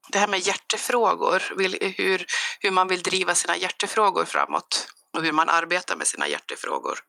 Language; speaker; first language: Swedish; native; Swedish